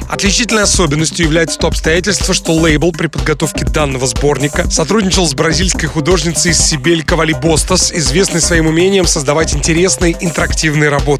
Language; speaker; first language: Russian; native; Russian